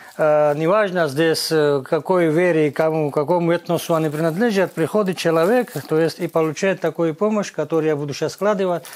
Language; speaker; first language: Russian; non-native, local second language; Georgian